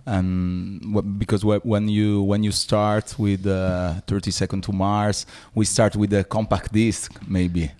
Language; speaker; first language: English; non-native, learner; Italian